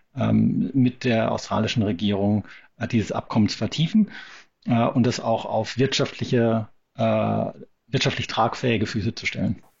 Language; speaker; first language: German; native; German